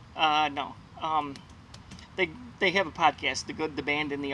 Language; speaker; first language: English; native; English